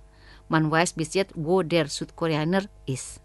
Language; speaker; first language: German; non-native, fluent; Indonesian